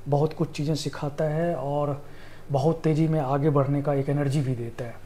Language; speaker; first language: Hindi; native; Hindi